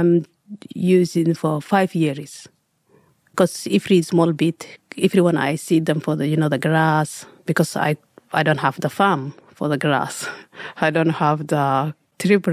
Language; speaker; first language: English; non-native, learner; Somali